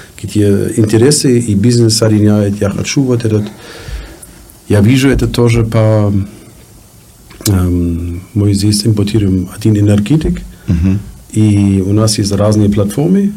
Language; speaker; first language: Russian; non-native, learner; German